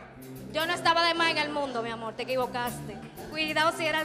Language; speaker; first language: Spanish; native; Spanish